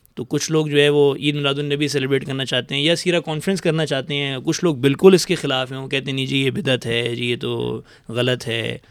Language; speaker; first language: Urdu; native; Urdu